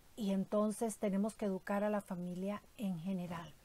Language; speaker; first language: Spanish; native; Spanish